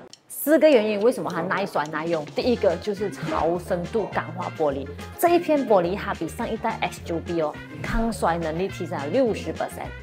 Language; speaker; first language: Chinese; native; Chinese